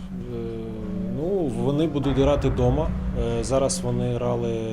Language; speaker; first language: Ukrainian; non-native, local second language; Russian